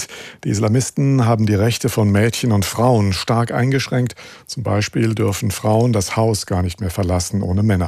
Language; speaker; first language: German; native; German